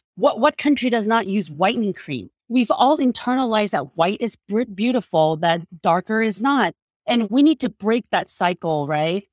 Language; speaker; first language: English; non-native, fluent; Korean